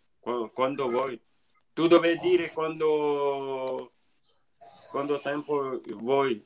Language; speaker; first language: Italian; non-native, learner; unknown